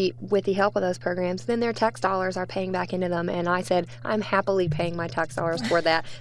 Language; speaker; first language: English; native; English